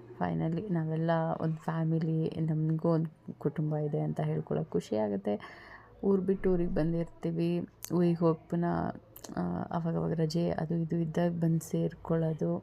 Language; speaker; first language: Kannada; native; Kannada